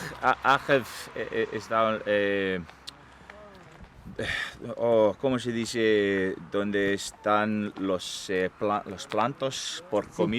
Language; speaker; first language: Spanish; non-native, learner; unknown